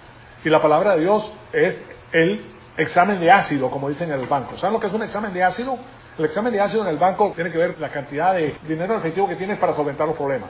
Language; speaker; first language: Spanish; native; Spanish